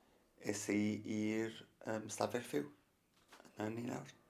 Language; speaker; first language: Welsh; non-native, learner; English